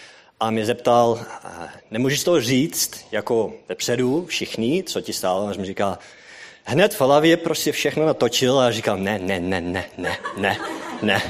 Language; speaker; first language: Czech; non-native, learner; Dutch